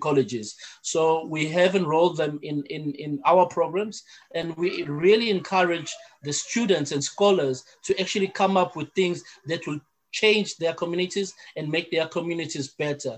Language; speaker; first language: English; non-native, local second language; Zulu